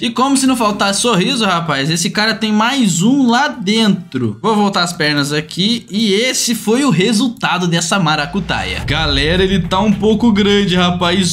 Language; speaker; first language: Portuguese; native; Portuguese